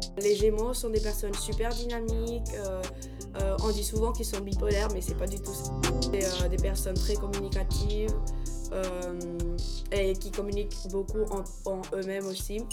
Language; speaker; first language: French; non-native, fluent; Spanish